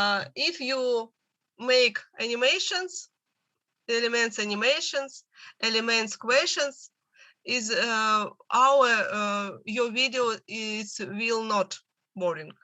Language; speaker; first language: English; non-native, learner; Russian